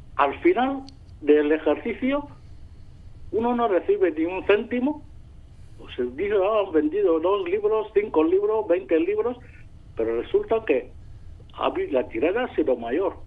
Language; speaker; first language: Spanish; non-native, local second language; Fang